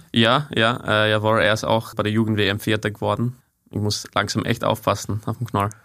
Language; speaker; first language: German; non-native, fluent; English